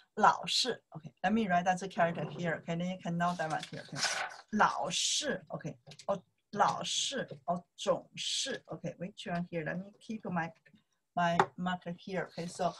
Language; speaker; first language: English; non-native, learner; Chinese